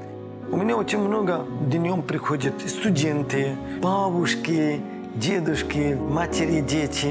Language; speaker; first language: Russian; non-native, learner; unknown